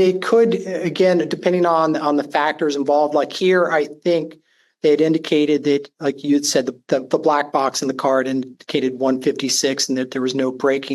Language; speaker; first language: English; native; English